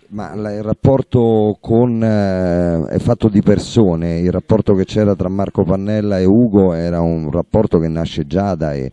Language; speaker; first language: Italian; native; Italian